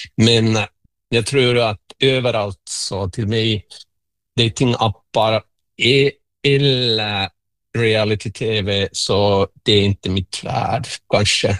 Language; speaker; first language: Swedish; non-native, local second language; Finnish